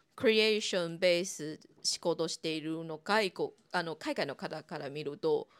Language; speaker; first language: Japanese; non-native, fluent; Chinese